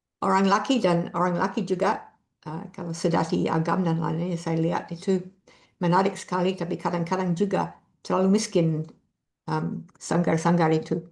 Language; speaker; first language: Indonesian; non-native, fluent; English